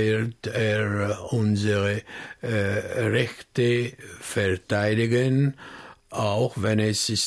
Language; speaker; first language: German; non-native, fluent; Arabic